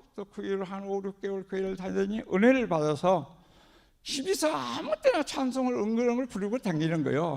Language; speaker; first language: Korean; native; Korean